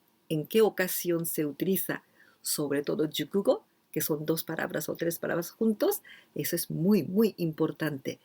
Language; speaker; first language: Spanish; non-native, fluent; Japanese